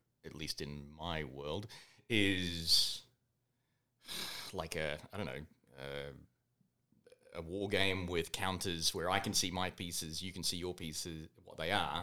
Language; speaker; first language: English; native; English